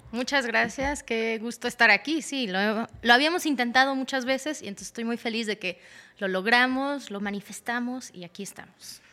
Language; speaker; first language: Spanish; early bilingual, heritage; Spanish